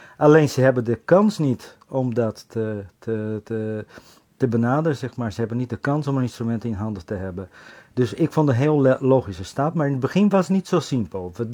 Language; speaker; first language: Dutch; non-native, fluent; Portuguese